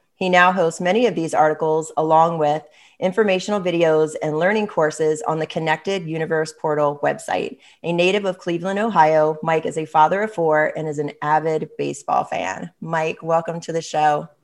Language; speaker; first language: English; native; English